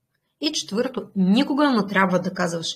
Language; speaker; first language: Bulgarian; non-native, fluent; Russian